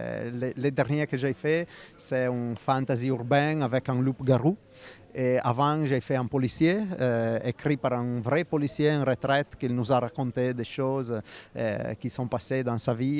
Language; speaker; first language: French; non-native, fluent; Italian